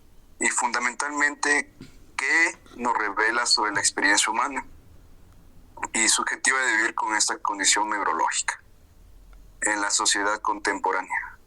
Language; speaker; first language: Spanish; native; Spanish